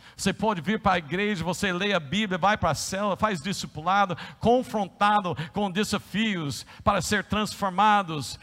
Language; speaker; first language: Portuguese; non-native, fluent; English